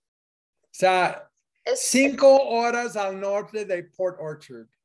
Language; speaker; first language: Spanish; non-native, fluent; English